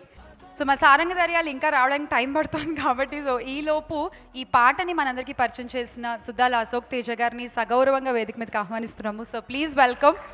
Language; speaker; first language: Telugu; native; Telugu